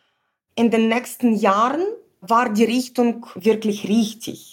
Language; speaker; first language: German; non-native, fluent; Ukrainian